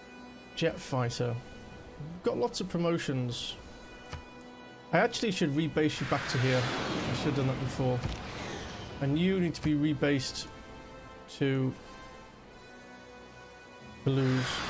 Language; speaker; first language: English; native; English